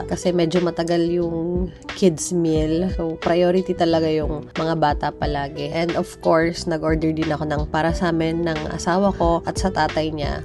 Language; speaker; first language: Filipino; native; Filipino